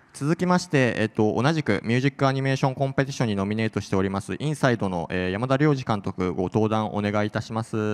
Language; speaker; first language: Japanese; native; Japanese